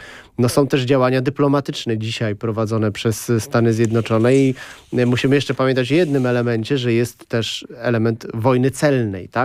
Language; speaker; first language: Polish; native; Polish